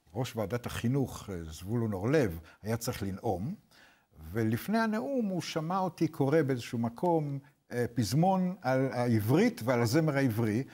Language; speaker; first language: Hebrew; native; Hebrew